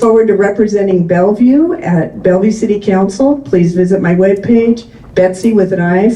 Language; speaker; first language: English; native; English